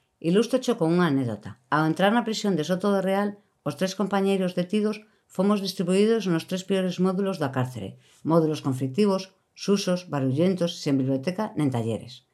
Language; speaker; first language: Galician; native; Galician